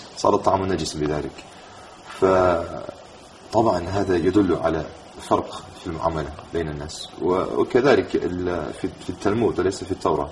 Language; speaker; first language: Arabic; non-native, fluent; English